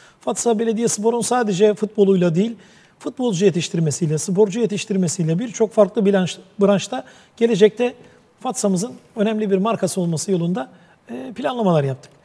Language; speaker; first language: Turkish; native; Turkish